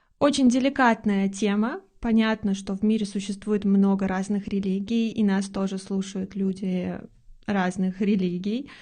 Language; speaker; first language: Russian; native; Russian